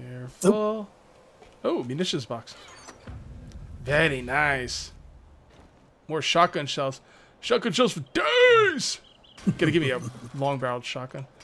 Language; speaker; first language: English; native; English